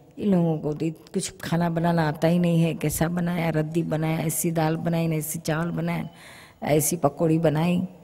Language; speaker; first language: Hindi; non-native, local second language; Gujarati